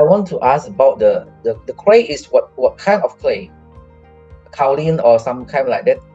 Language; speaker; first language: English; non-native, fluent; Indonesian